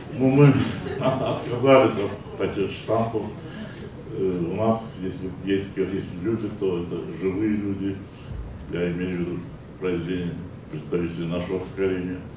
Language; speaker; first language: Russian; non-native, local second language; Azerbaijani